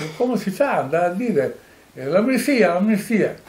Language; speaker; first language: Italian; native; Italian